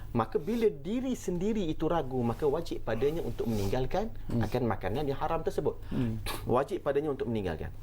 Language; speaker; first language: Malay; native; Malay